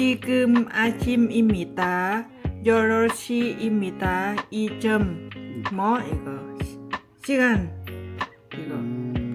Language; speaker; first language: Korean; non-native, learner; Lao